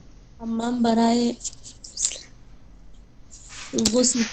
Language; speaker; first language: Persian; non-native, learner; Urdu